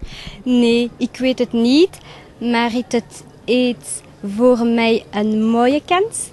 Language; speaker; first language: Dutch; non-native, local second language; French